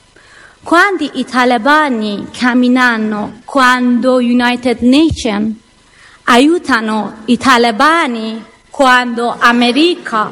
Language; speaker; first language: Italian; non-native, learner; Persian